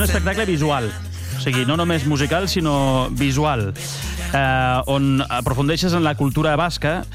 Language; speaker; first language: Catalan; native; Catalan